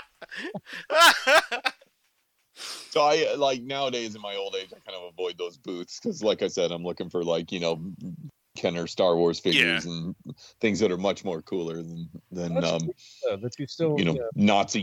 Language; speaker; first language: English; native; English